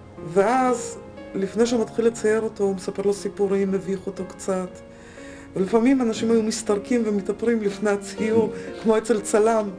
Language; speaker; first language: Hebrew; native; Hebrew